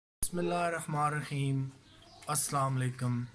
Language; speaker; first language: Urdu; native; Urdu